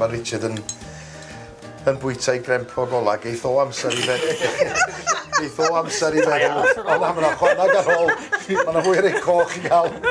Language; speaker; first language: Welsh; native; Welsh